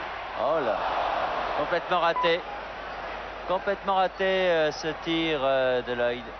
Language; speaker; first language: French; native; French